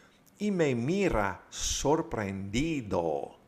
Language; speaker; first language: Spanish; non-native, fluent; English